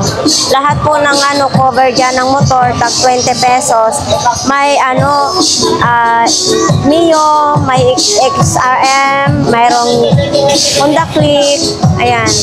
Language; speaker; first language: Filipino; native; Filipino